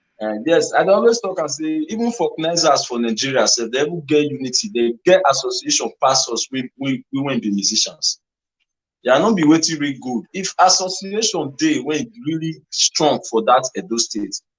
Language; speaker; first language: Nigerian Pidgin; non-native, local second language; Bini